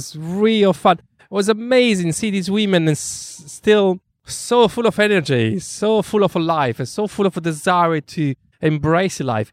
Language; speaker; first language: English; non-native, fluent; Italian